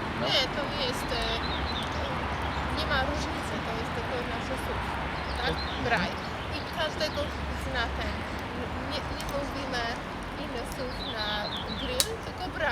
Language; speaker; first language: Polish; non-native, learner; Afrikaans